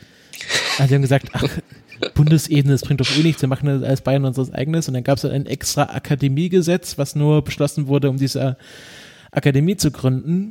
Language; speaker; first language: German; native; German